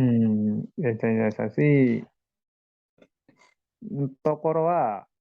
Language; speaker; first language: Japanese; non-native, learner; Indonesian